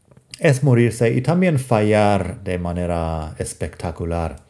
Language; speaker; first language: Spanish; non-native, fluent; English